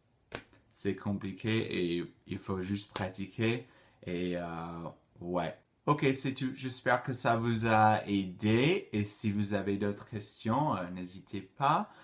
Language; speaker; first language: French; non-native, fluent; English